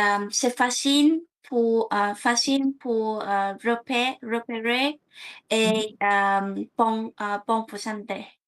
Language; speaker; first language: French; non-native, learner; Vietnamese